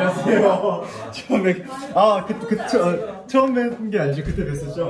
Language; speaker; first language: Korean; native; Korean